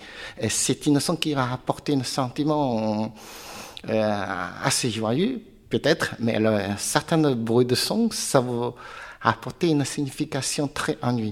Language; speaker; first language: French; non-native, learner; Chinese